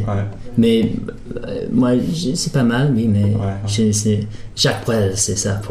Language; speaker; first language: French; early bilingual, heritage; English